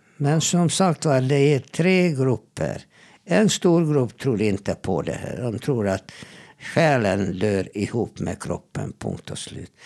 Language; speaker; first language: Swedish; non-native, fluent; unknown